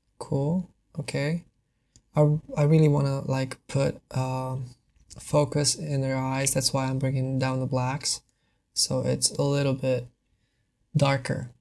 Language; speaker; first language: English; non-native, fluent; Hungarian